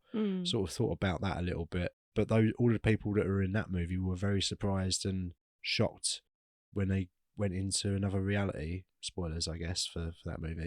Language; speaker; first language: English; native; English